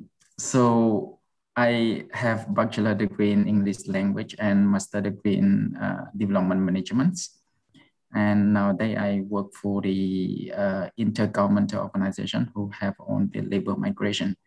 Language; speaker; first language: English; non-native, fluent; Khmer